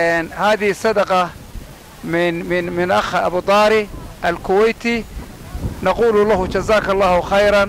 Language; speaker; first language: Arabic; non-native, learner; Somali